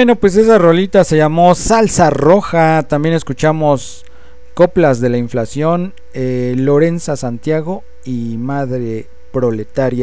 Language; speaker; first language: Spanish; native; Spanish